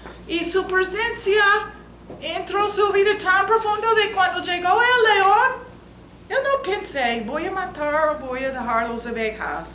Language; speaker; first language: Spanish; non-native, learner; English